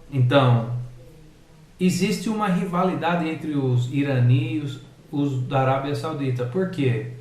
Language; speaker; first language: Portuguese; early bilingual, heritage; English